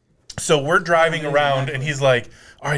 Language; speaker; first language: English; native; English